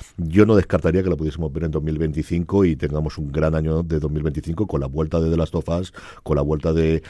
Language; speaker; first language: Spanish; native; Spanish